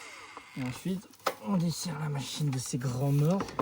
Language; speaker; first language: French; native; French